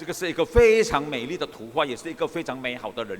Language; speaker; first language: Chinese; early bilingual, heritage; Chinese